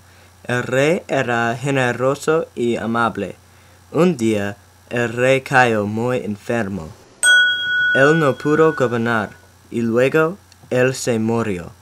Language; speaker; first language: Spanish; non-native, learner; English